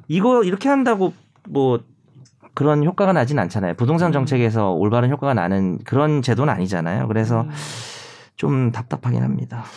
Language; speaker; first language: Korean; native; Korean